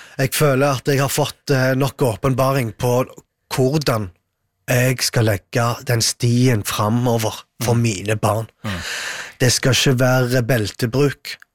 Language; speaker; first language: Norwegian; early bilingual, other home language; Arabic